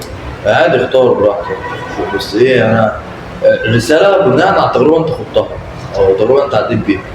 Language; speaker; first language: Arabic; native; Arabic